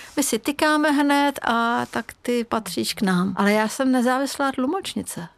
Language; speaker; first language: Czech; non-native, fluent; Hungarian